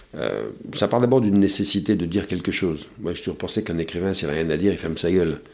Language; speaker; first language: French; native; French